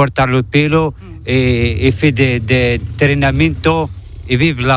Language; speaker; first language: Spanish; non-native, learner; Arabic